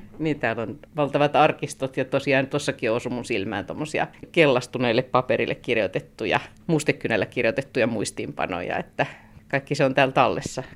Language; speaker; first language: Finnish; native; Finnish